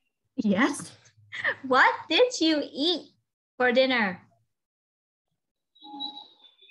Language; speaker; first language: English; non-native, fluent; Vietnamese